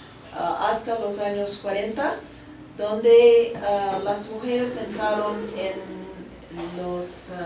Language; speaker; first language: Spanish; non-native, fluent; English